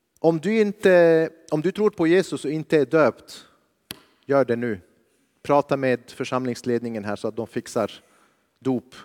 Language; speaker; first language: Swedish; non-native, fluent; Arabic